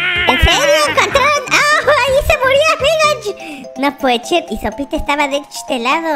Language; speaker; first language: Spanish; native; Spanish